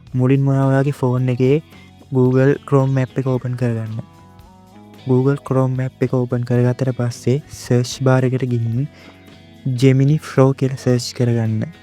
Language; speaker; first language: Sinhala; native; Sinhala